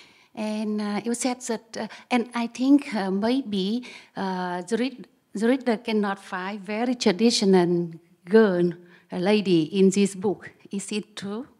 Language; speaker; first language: English; non-native, learner; Vietnamese